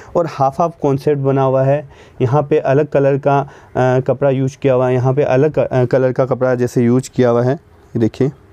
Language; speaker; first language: Hindi; native; Hindi